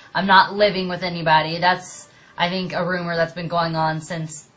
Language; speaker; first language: English; native; English